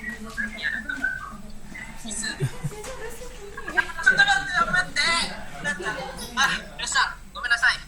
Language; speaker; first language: Japanese; non-native, learner; Indonesian